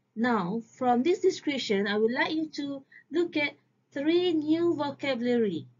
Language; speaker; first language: English; non-native, local second language; Malay